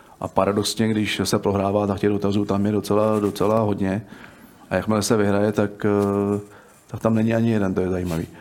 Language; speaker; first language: Czech; native; Czech